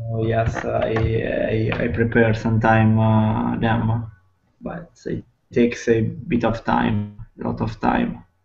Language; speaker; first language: English; non-native, fluent; Italian